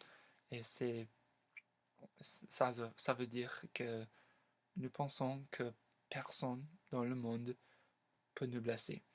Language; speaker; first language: French; non-native, learner; English